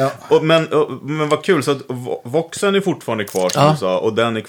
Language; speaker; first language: Swedish; native; Swedish